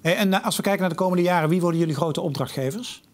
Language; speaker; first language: Dutch; native; Dutch